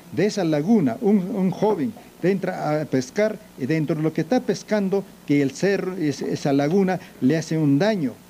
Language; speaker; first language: Spanish; native; Spanish